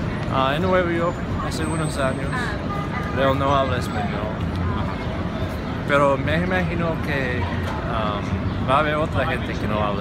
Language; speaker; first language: Spanish; non-native, fluent; English